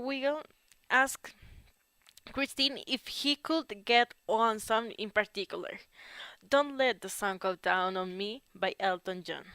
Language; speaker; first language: English; non-native, learner; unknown